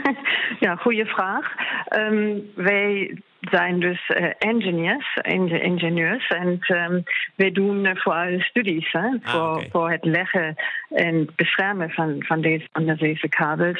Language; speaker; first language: Dutch; non-native, fluent; German